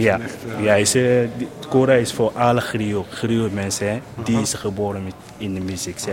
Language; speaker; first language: Dutch; non-native, learner; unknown